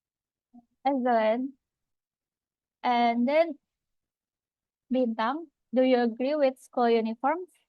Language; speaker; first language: English; non-native, fluent; Indonesian